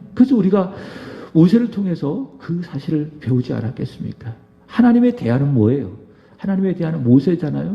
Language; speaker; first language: Korean; native; Korean